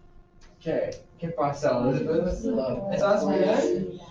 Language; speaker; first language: Spanish; non-native, fluent; English